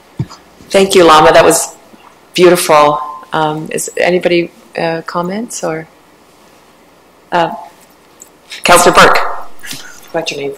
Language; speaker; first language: English; native; English